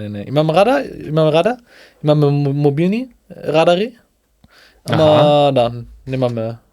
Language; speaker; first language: Macedonian; non-native, learner; German